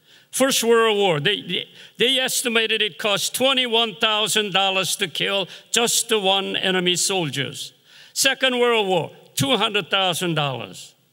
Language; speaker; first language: English; non-native, fluent; Korean